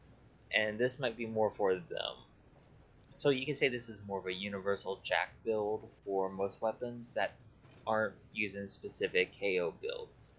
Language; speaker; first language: English; native; English